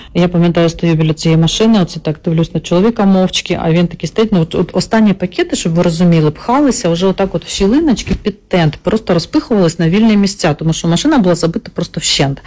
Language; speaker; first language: Ukrainian; non-native, local second language; Russian